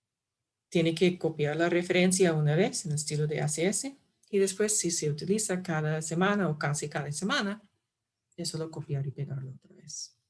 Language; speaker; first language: Spanish; non-native, fluent; English